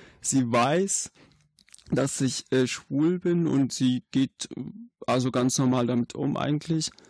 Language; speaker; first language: German; non-native, fluent; Arabic